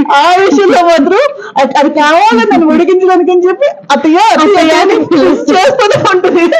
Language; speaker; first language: Telugu; native; Telugu